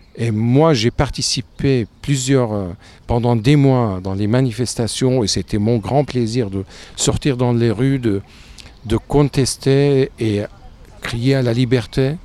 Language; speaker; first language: French; non-native, fluent; Arabic